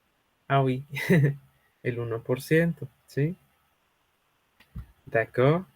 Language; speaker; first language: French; non-native, fluent; Spanish